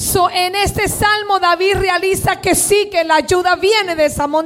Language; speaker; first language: Spanish; early bilingual, heritage; Spanish